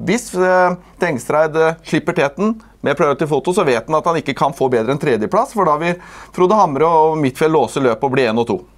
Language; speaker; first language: Norwegian; native; Norwegian